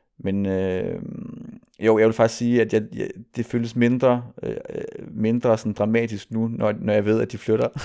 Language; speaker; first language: Danish; native; Danish